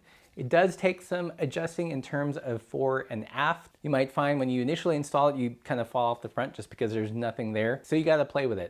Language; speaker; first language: English; native; English